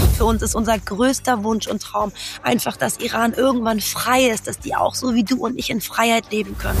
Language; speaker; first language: German; early bilingual, other home language; Persian